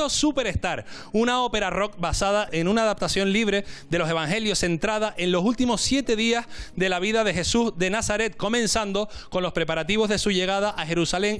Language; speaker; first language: Spanish; native; Spanish